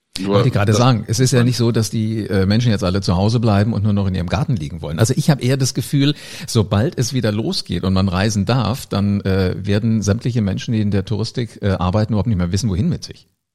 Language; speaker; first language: German; native; German